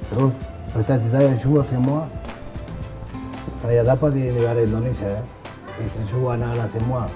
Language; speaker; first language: Indonesian; non-native, fluent; Spanish